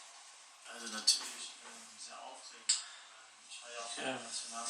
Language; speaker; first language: German; early bilingual, other home language; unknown